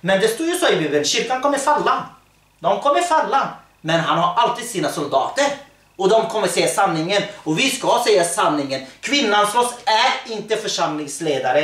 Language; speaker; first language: Swedish; early bilingual, other home language; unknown